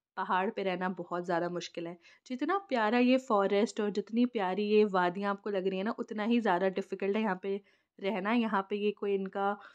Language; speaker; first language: Hindi; native; Hindi